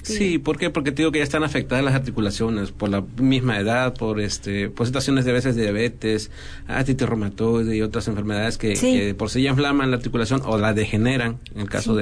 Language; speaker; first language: Spanish; native; Spanish